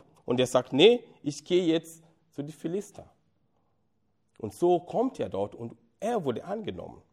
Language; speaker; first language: German; non-native, fluent; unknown